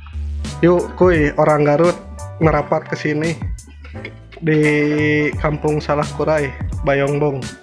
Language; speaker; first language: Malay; non-native, local second language; Sundanese